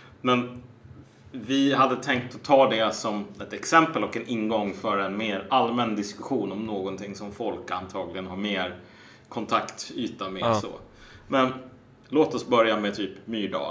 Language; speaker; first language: Swedish; native; Swedish